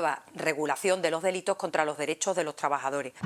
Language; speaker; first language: Spanish; native; Spanish